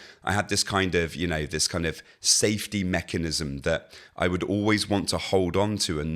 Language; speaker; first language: English; native; English